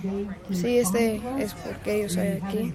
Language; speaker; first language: Spanish; non-native, learner; English